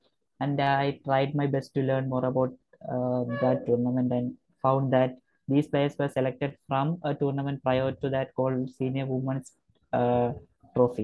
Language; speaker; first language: English; non-native, local second language; Malayalam